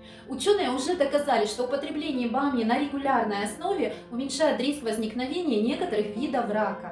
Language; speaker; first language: Russian; native; Russian